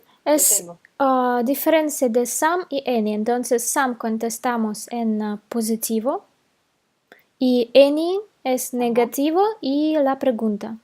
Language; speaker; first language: Spanish; non-native, fluent; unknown